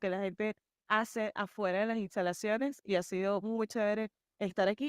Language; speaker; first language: Spanish; native; Spanish